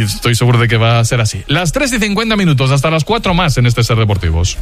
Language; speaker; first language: Spanish; native; Spanish